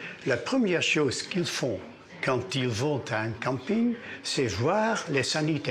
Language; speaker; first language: French; non-native, fluent; Dutch